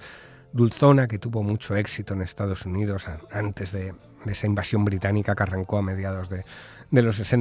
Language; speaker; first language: Spanish; native; Spanish